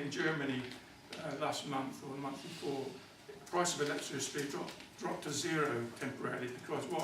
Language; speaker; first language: English; native; English